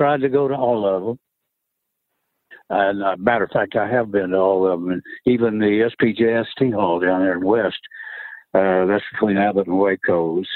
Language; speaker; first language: English; native; English